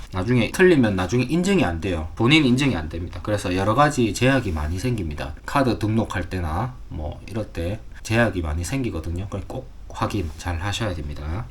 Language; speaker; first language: Korean; native; Korean